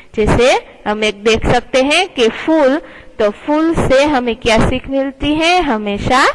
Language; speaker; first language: Hindi; non-native, local second language; Gujarati